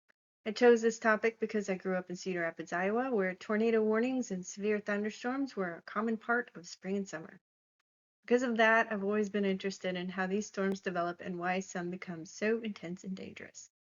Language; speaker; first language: English; native; English